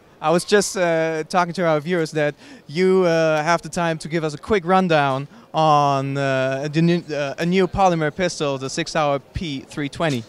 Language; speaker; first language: English; non-native, fluent; German